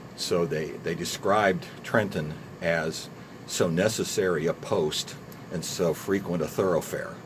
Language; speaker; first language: English; native; English